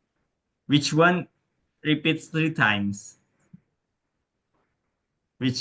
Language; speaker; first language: English; non-native, learner; Indonesian